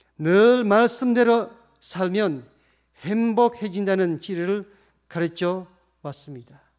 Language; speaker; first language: Korean; non-native, fluent; Indonesian